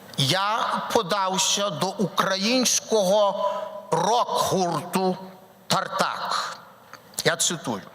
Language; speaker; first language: Ukrainian; early bilingual, heritage; Ukrainian